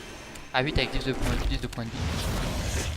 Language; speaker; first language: French; native; French